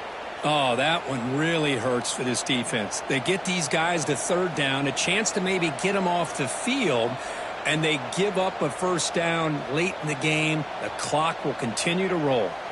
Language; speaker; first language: English; native; English